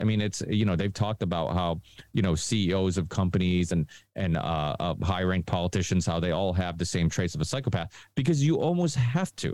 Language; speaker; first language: English; early bilingual, other home language; Portuguese